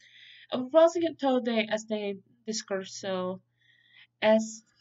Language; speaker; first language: Spanish; non-native, learner; English